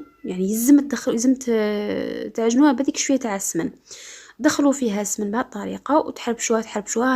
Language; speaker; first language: Arabic; native; Arabic